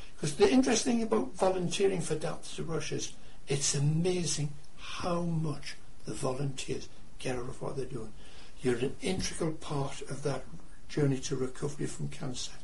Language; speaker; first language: English; native; English